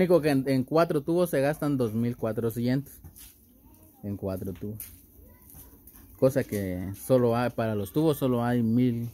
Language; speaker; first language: Spanish; native; Spanish